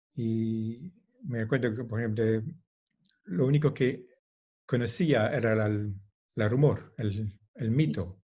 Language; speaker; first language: Spanish; non-native, fluent; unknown